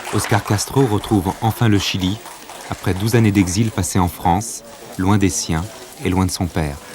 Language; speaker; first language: French; native; French